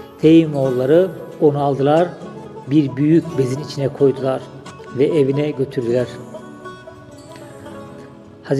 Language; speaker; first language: Turkish; native; Turkish